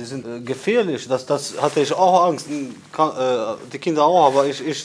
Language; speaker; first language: German; non-native, learner; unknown